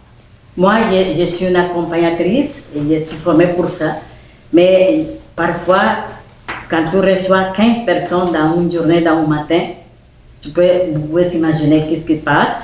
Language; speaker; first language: French; non-native, fluent; Spanish